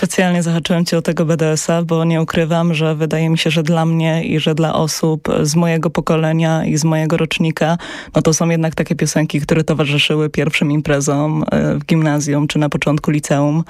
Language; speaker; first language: Polish; native; Polish